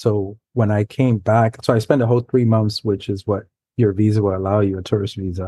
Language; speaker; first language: English; early bilingual, other home language; Spanish